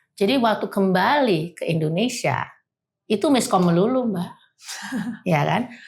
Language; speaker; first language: Indonesian; native; Indonesian